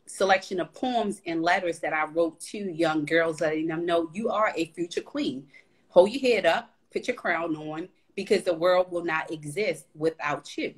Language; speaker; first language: English; native; English